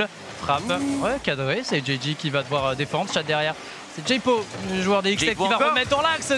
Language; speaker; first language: French; native; French